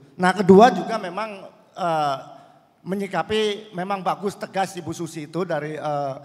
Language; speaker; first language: Indonesian; native; Indonesian